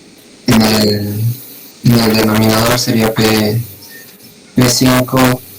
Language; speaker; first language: Spanish; native; Spanish